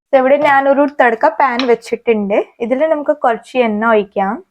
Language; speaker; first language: Malayalam; non-native, learner; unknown